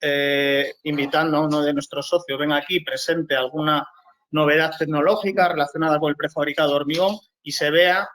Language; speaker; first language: Spanish; native; Spanish